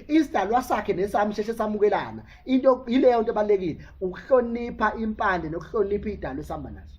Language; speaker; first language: Zulu; native; Zulu